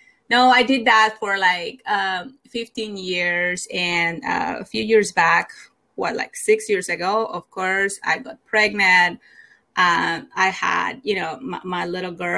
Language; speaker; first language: English; non-native, fluent; Spanish